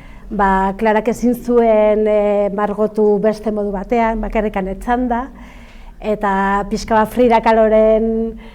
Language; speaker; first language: Basque; non-native, local second language; Spanish